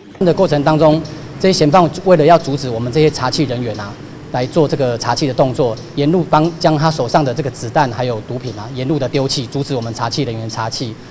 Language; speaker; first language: Chinese; native; Chinese